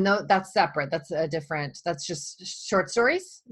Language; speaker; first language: English; native; English